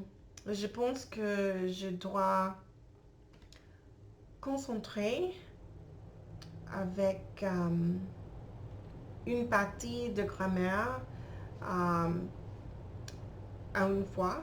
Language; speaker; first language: French; non-native, learner; English